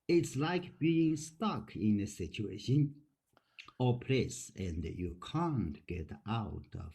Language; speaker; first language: English; non-native, learner; Chinese